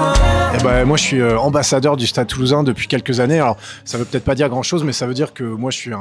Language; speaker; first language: French; native; French